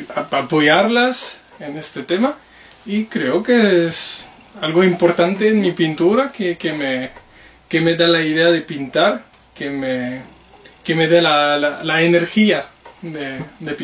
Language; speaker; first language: Spanish; non-native, fluent; French